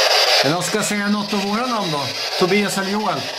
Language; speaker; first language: Swedish; native; Swedish